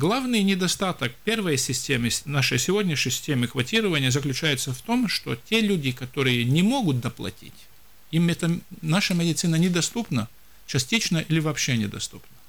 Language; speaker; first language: Russian; non-native, local second language; Latvian